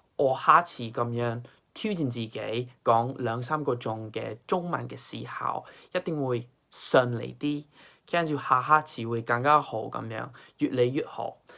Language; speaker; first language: Cantonese; non-native, fluent; English